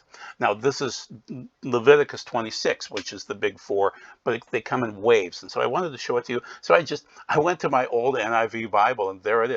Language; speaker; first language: English; native; English